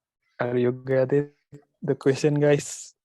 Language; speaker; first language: English; non-native, learner; Indonesian